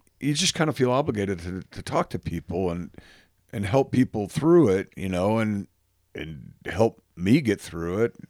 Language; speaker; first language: English; native; English